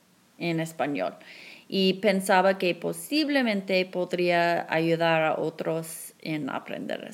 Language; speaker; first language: Spanish; non-native, fluent; English